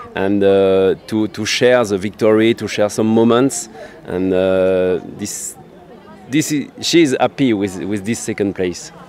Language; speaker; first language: English; non-native, fluent; French